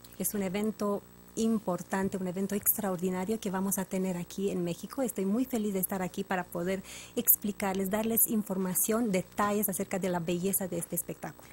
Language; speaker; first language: Spanish; non-native, fluent; Romanian